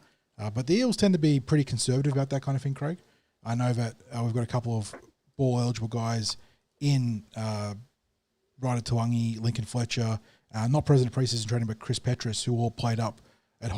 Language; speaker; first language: English; native; English